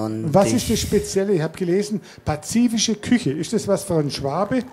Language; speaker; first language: German; native; German